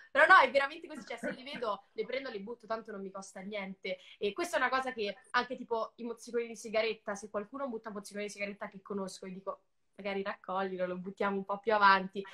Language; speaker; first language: Italian; native; Italian